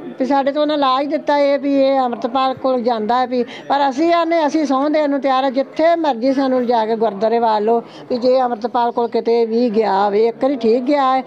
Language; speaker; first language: Punjabi; native; Punjabi